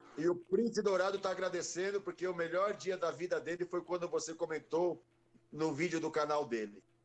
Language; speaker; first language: Portuguese; native; Portuguese